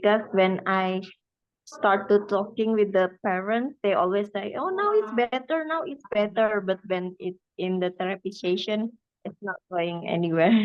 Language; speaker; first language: English; non-native, fluent; Indonesian